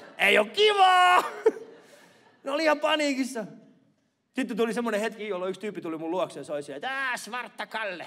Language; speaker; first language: Finnish; early bilingual, other home language; Persian